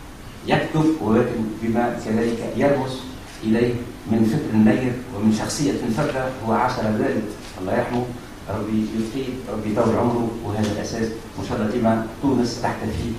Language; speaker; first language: Arabic; native; Arabic